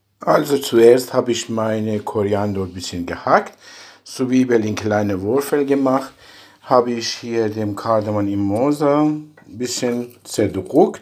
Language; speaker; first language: German; non-native, fluent; Persian